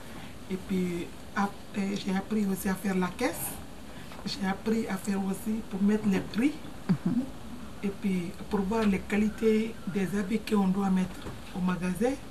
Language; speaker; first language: French; non-native, fluent; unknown